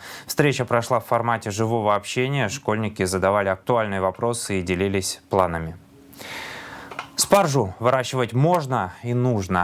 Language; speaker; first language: Russian; native; Russian